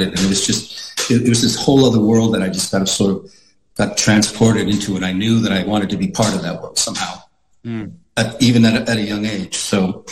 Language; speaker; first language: English; non-native, fluent; Icelandic